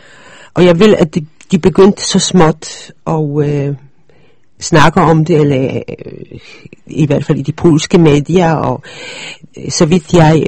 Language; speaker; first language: Danish; early bilingual, other home language; Polish